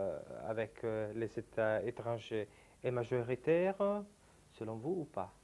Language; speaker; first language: French; non-native, fluent; Italian